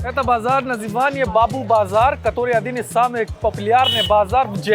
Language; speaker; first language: Russian; non-native, learner; Hindi